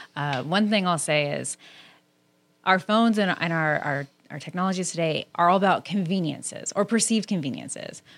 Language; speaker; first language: English; native; English